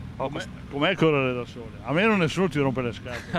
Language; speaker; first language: Italian; native; Italian